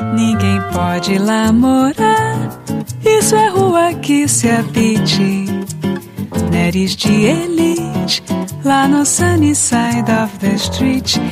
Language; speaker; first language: English; early bilingual, other home language; Portuguese